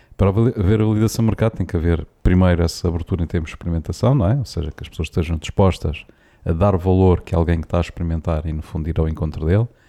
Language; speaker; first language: Portuguese; native; Portuguese